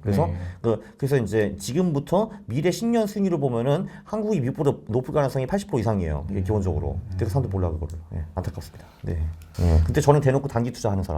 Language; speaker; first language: Korean; native; Korean